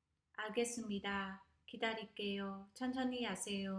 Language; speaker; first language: Korean; non-native, fluent; Khmer